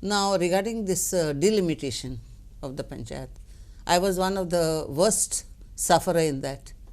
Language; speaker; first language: English; non-native, local second language; Konkani